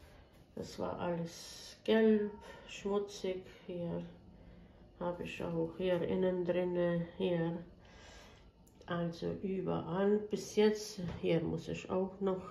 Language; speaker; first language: German; non-native, fluent; Bosnian